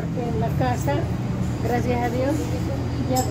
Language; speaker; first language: Spanish; native; Spanish